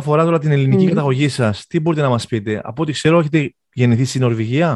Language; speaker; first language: Greek; native; Greek